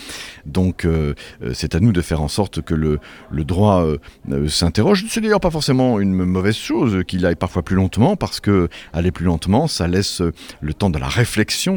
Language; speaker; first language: French; native; French